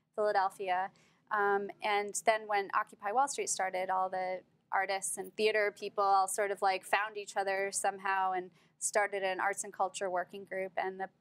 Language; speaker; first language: English; native; English